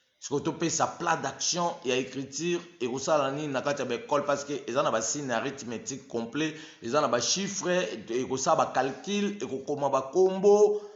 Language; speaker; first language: Lingala; non-native, local second language; Kongo